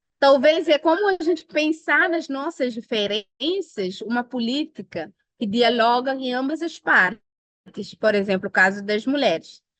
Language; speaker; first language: Portuguese; non-native, local second language; Upper Guinea Crioulo